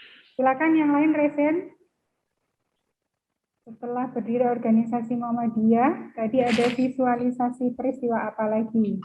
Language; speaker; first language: Indonesian; native; Indonesian